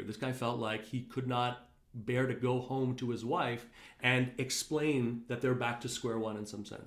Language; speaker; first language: English; native; English